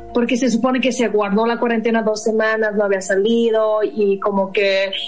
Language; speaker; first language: Spanish; non-native, fluent; Chinese